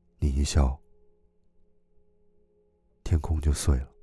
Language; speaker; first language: Chinese; native; Chinese